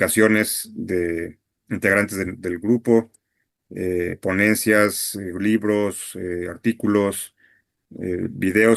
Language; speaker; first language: Spanish; native; Spanish